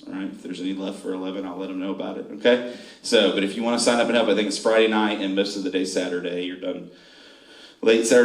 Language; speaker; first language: English; native; English